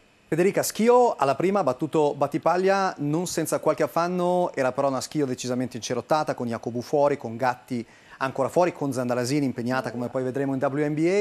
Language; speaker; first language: Italian; native; Italian